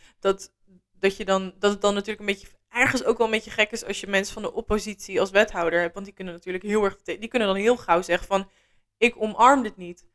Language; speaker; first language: Dutch; native; Dutch